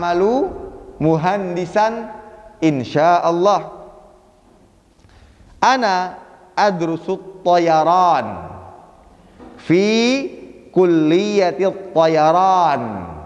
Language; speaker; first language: Arabic; non-native, fluent; Indonesian